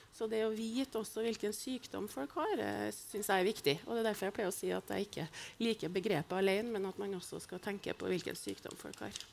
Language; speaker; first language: Norwegian; native; Norwegian